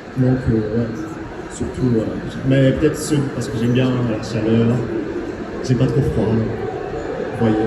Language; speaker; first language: French; non-native, fluent; Japanese